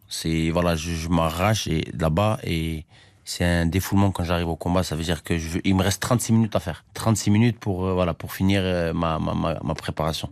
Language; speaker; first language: French; early bilingual, other home language; Armenian